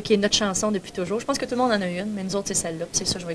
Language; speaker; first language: French; native; French